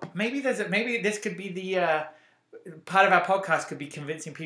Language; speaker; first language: English; native; English